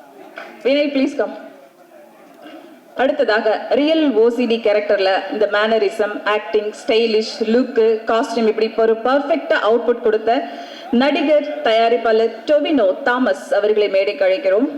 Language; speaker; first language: Tamil; native; Tamil